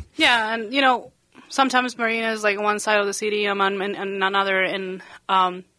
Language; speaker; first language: English; non-native, fluent; Spanish